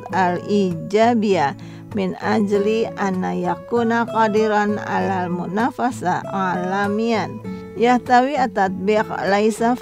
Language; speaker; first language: Arabic; non-native, fluent; Indonesian